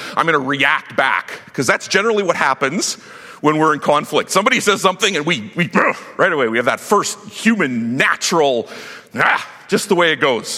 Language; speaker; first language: English; native; English